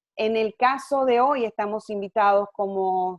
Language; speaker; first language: Spanish; native; Spanish